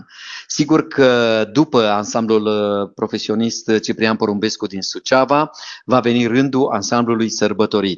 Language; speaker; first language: Romanian; native; Romanian